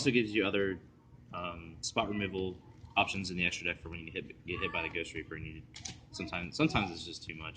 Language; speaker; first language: English; native; English